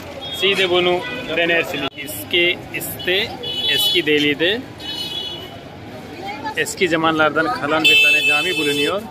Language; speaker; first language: Turkish; non-native, fluent; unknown